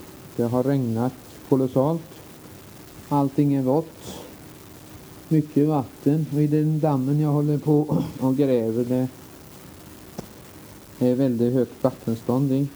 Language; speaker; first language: Swedish; native; Swedish